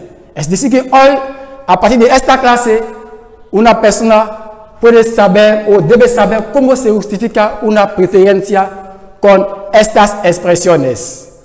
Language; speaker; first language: Spanish; non-native, fluent; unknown